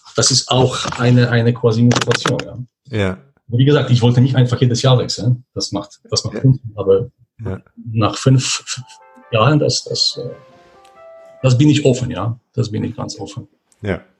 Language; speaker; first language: German; non-native, learner; Polish